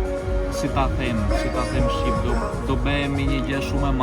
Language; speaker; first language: Albanian; early bilingual, heritage; Albanian